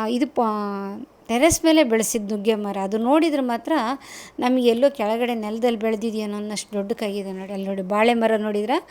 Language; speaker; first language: Kannada; native; Kannada